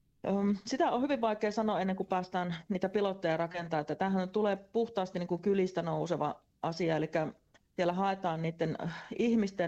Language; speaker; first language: Finnish; native; Finnish